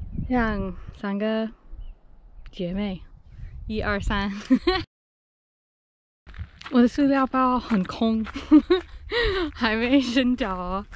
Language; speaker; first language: Chinese; non-native, fluent; English